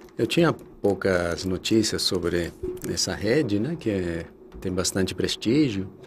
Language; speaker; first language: Portuguese; non-native, fluent; Spanish